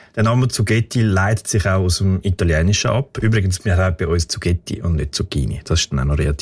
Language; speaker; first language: German; native; German